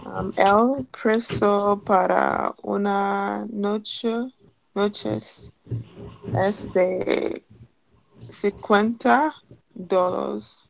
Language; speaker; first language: Spanish; non-native, learner; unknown